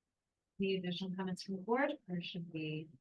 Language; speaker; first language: English; native; English